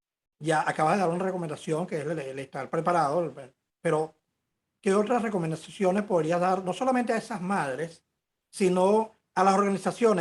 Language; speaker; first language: Spanish; native; Spanish